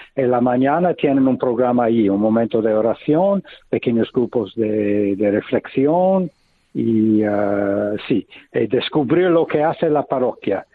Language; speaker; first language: Spanish; non-native, fluent; English